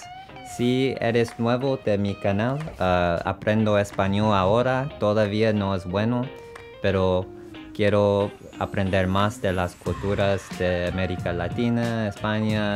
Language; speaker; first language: Spanish; non-native, learner; English